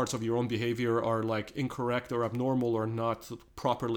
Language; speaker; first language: English; native; English